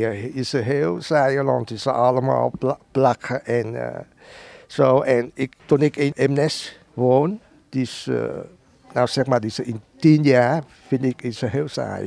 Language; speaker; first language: Dutch; non-native, learner; Vietnamese